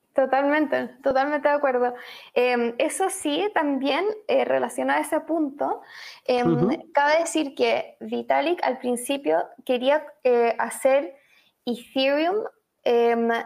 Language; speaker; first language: Spanish; native; Spanish